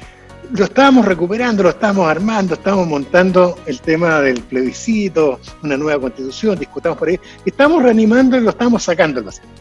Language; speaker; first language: Spanish; native; Spanish